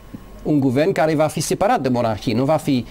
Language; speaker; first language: Romanian; non-native, learner; English